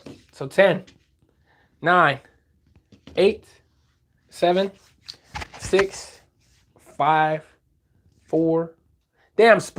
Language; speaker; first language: English; native; English